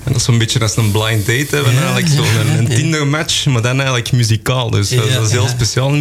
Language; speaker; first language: Dutch; native; Dutch